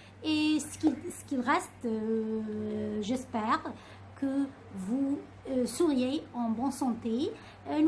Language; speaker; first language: French; non-native, fluent; Arabic